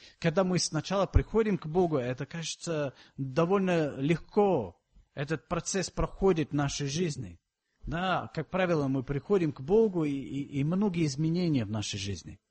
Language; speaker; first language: Russian; non-native, fluent; English